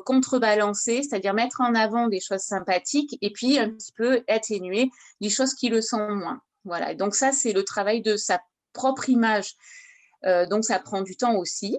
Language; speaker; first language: French; native; French